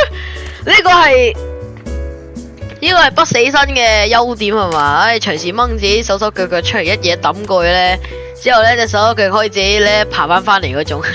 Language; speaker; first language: Chinese; native; Chinese